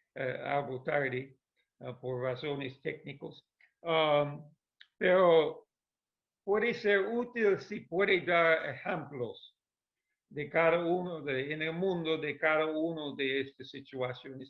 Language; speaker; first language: Spanish; non-native, fluent; English